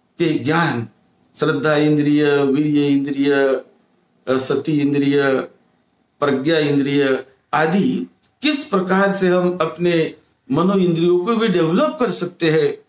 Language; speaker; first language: Hindi; non-native, local second language; Marathi